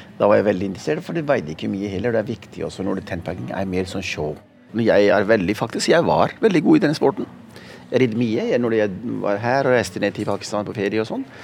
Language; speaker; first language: Norwegian; early bilingual, other home language; Punjabi